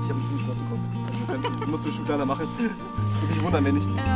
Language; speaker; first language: German; native; German